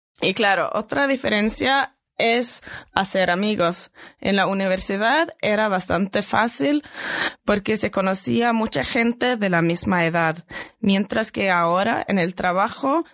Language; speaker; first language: Spanish; non-native, fluent; Norwegian